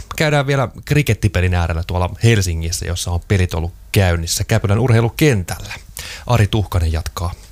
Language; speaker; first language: Finnish; native; Finnish